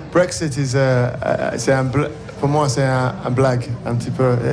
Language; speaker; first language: French; non-native, learner; English